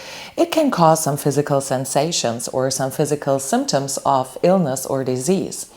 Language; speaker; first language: English; non-native, fluent; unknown